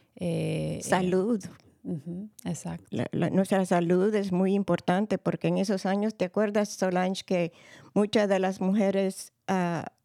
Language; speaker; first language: Spanish; early bilingual, heritage; Spanish